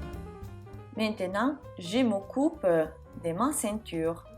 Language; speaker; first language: French; non-native, fluent; Italian